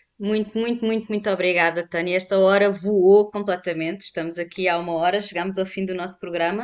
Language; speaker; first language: Portuguese; native; Portuguese